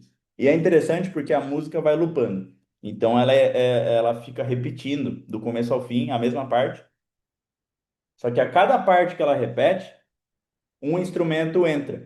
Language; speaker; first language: Portuguese; native; Portuguese